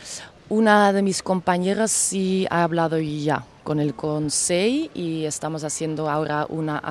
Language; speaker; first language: Spanish; non-native, fluent; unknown